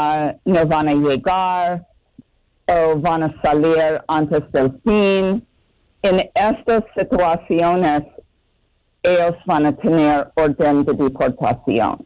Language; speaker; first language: Spanish; non-native, learner; English